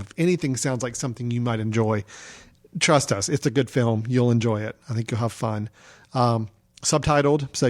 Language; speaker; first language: English; native; English